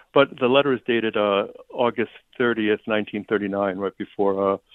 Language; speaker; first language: English; early bilingual, other home language; Ukrainian